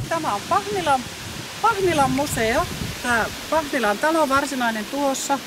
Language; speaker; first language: Finnish; native; Finnish